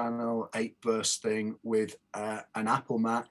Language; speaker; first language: English; native; English